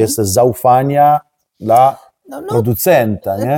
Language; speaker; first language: Polish; non-native, learner; Italian